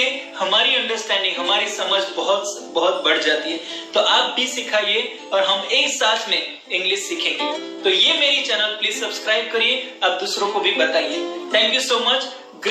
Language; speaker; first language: Hindi; non-native, local second language; Gujarati